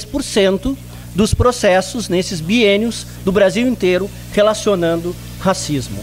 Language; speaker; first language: Portuguese; native; Portuguese